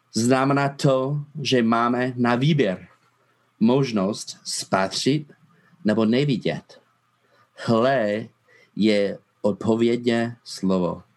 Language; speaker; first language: Czech; non-native, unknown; English